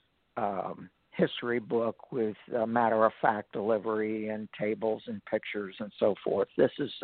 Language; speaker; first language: English; native; English